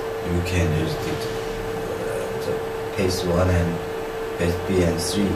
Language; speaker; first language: English; non-native, learner; Korean